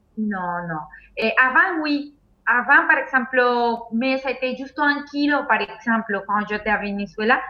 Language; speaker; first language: French; non-native, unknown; Spanish